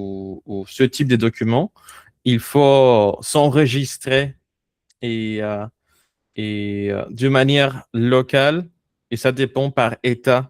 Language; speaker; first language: French; non-native, fluent; Spanish